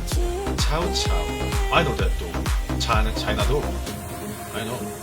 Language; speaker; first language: English; non-native, learner; Korean